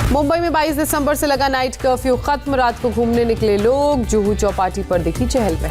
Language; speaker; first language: Hindi; native; Hindi